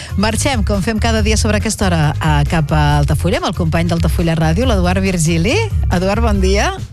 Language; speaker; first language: Catalan; native; Catalan